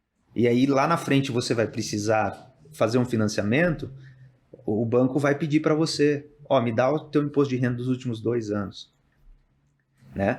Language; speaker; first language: Portuguese; native; Portuguese